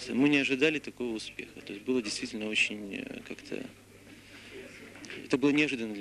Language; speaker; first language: Russian; native; Russian